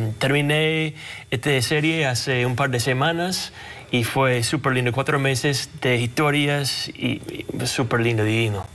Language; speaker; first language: Spanish; non-native, fluent; English